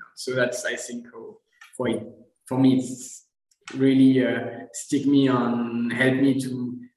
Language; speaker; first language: English; non-native, fluent; French